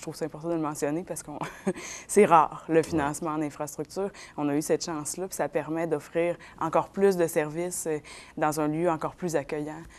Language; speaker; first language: French; non-native, local second language; Innu-aimun